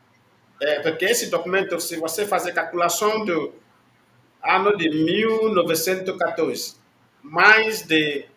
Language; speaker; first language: Portuguese; non-native, learner; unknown